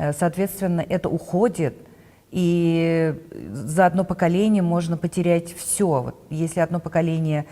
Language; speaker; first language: Russian; non-native, local second language; Bashkir